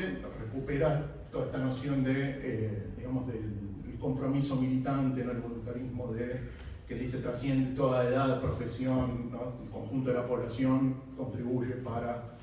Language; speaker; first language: Spanish; native; Spanish